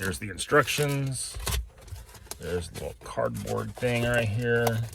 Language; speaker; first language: English; native; English